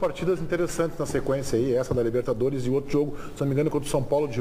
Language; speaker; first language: Portuguese; native; Portuguese